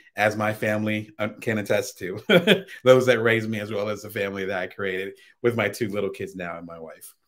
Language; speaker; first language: English; native; English